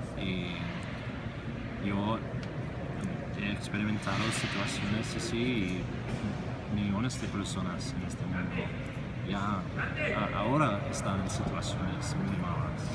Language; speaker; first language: Spanish; non-native, fluent; English